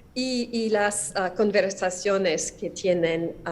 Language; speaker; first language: Spanish; non-native, learner; French